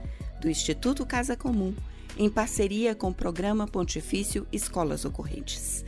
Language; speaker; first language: Portuguese; native; Portuguese